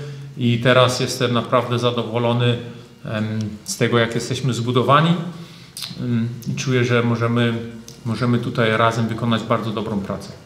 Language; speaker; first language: Polish; early bilingual, heritage; German